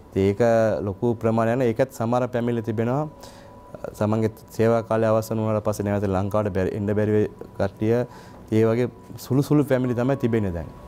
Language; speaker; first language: Sinhala; non-native, local second language; Tamil